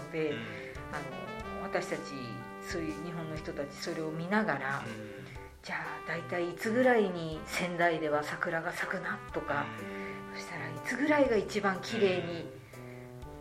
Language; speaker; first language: Japanese; native; Japanese